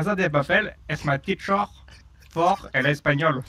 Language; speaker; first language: Spanish; non-native, learner; French